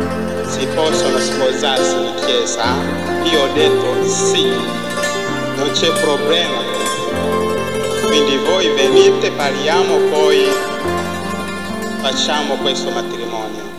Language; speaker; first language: Italian; non-native, fluent; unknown